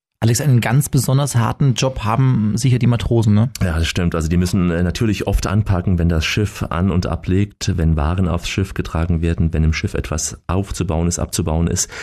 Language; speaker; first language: German; native; German